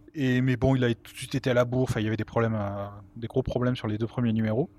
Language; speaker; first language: French; native; French